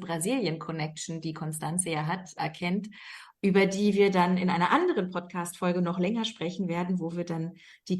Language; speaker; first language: German; native; German